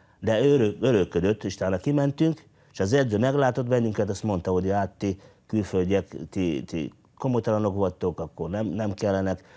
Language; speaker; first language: Hungarian; non-native, fluent; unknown